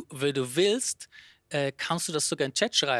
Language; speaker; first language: German; native; German